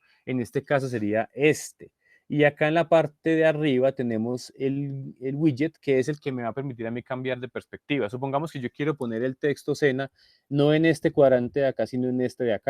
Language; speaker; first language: Spanish; native; Spanish